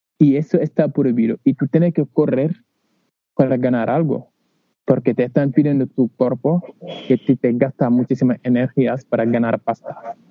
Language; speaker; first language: Spanish; non-native, learner; Wolof